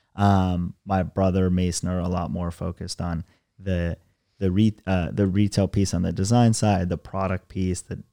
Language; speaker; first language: English; early bilingual, other home language; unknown